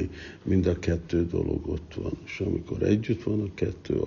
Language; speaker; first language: Hungarian; early bilingual, heritage; Hungarian